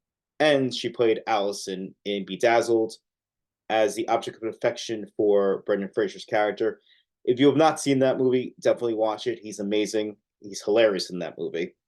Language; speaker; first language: English; native; English